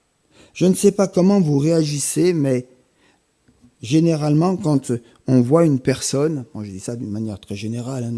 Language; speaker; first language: French; native; French